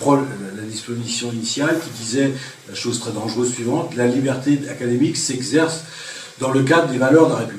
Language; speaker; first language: French; native; French